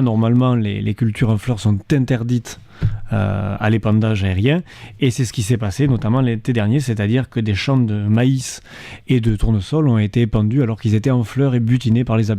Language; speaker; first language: French; native; French